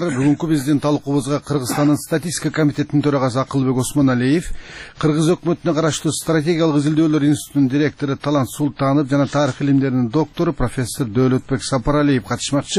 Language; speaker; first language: Kyrgyz; native; Kyrgyz